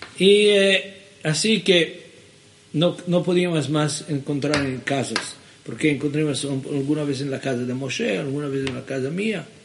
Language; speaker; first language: Spanish; early bilingual, heritage; Spanish